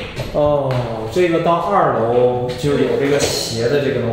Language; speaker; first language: Chinese; native; Chinese